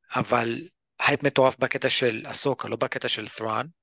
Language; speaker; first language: Hebrew; early bilingual, other home language; English